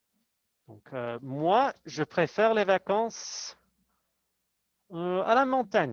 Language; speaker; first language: French; non-native, fluent; English